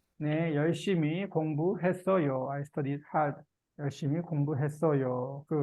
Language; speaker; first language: Korean; native; Korean